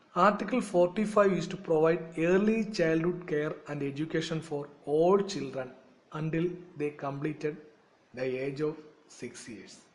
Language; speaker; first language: English; non-native, local second language; Malayalam